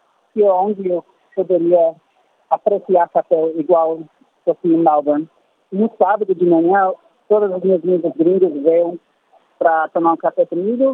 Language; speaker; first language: Portuguese; non-native, fluent; English